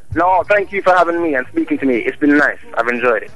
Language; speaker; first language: English; native; English